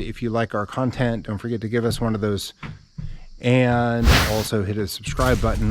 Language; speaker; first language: English; native; English